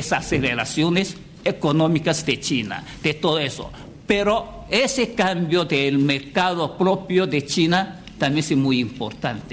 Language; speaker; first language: Spanish; non-native, fluent; Chinese